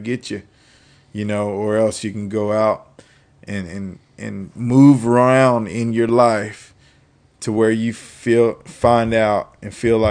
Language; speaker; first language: English; native; English